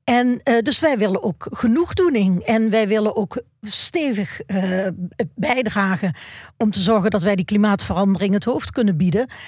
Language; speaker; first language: Dutch; native; Dutch